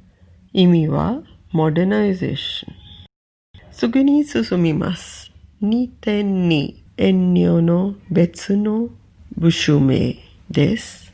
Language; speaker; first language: Japanese; non-native, fluent; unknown